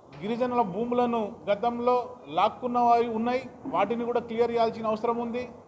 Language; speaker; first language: Telugu; non-native, local second language; Lambadi